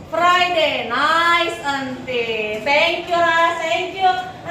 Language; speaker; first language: English; non-native, learner; Indonesian